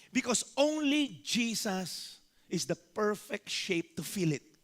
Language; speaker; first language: English; non-native, local second language; Filipino